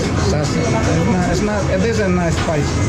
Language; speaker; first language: English; non-native, learner; Spanish